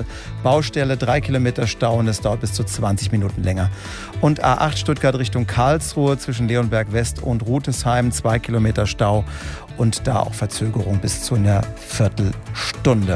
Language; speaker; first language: German; native; German